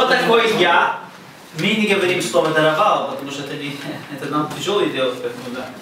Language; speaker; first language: Russian; non-native, learner; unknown